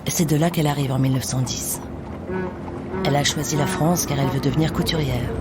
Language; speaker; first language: French; native; French